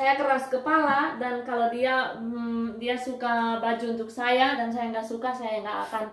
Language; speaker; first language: Indonesian; non-native, fluent; Spanish